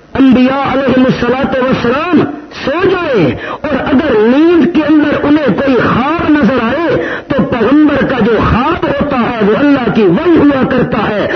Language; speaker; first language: Urdu; non-native, local second language; Saraiki